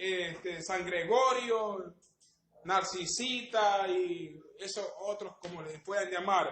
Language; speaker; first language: Spanish; native; Spanish